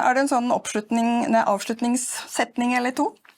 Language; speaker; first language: Norwegian; native; Norwegian